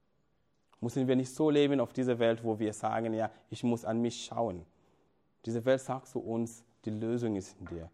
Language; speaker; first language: German; non-native, fluent; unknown